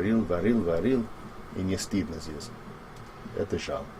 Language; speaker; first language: Russian; non-native, learner; English